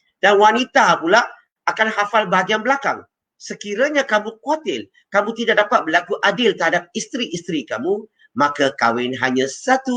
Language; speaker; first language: Malay; non-native, local second language; Chinese